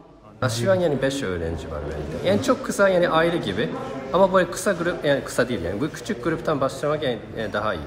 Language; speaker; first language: Turkish; non-native, fluent; Japanese